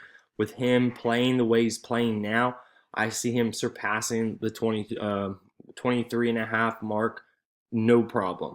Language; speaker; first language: English; native; English